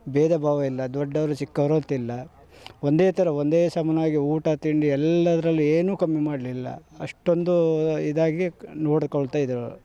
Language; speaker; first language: Kannada; native; Kannada